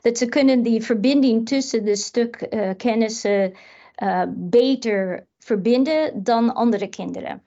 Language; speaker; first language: Dutch; non-native, fluent; English